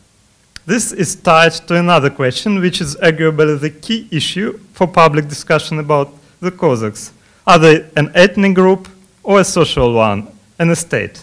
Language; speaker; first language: English; non-native, fluent; Russian